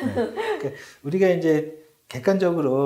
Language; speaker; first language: Korean; native; Korean